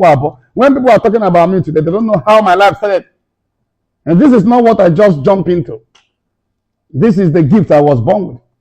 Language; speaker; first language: English; non-native, local second language; Igbo